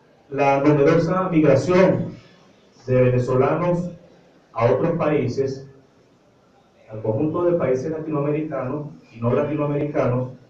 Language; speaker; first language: Spanish; native; Spanish